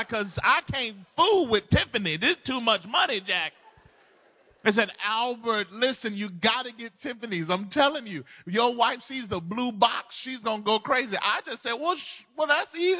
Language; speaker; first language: English; native; English